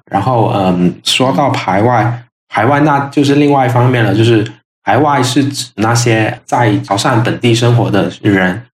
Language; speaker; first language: Chinese; non-native, local second language; Min Nan Chinese